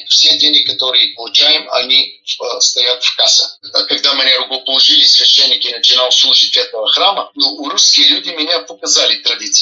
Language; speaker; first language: Russian; non-native, learner; Bulgarian